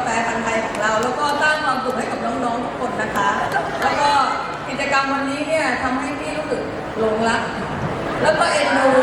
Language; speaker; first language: Thai; native; Thai